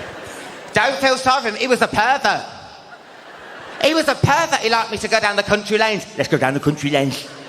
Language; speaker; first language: English; native; English